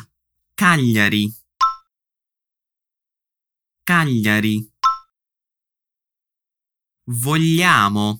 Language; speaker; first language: Italian; non-native, fluent; Portuguese